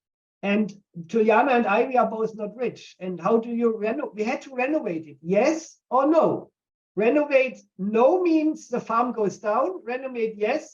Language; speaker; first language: English; non-native, fluent; German